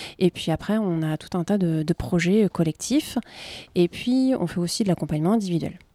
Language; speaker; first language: French; native; French